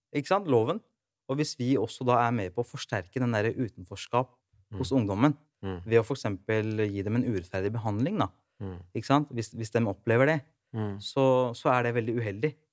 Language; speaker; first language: Norwegian; native; Norwegian